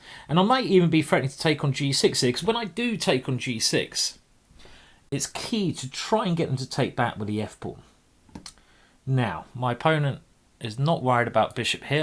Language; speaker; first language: English; native; English